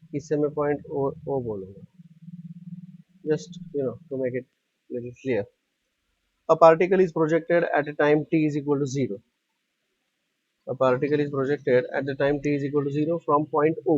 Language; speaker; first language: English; non-native, local second language; Hindi